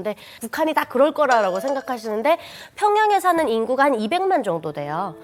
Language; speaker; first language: Korean; native; Korean